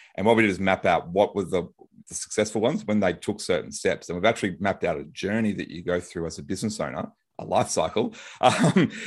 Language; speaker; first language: English; native; English